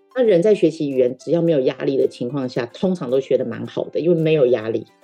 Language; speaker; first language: Chinese; non-native, local second language; Min Nan Chinese